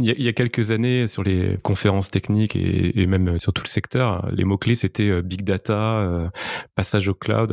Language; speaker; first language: French; native; French